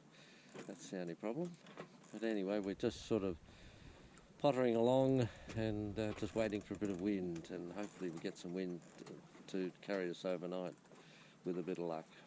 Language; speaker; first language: English; native; English